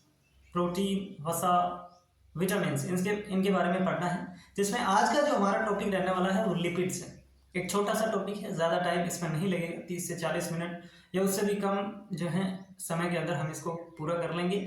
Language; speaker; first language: Hindi; native; Hindi